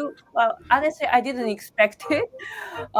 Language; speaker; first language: English; non-native, fluent; Japanese